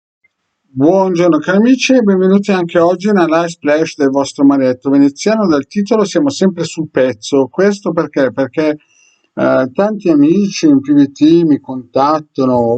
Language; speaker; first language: Italian; native; Italian